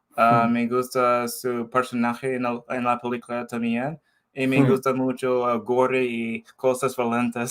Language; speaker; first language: Spanish; non-native, fluent; English